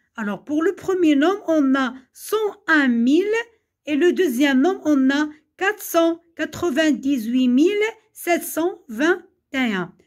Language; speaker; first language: French; non-native, local second language; Arabic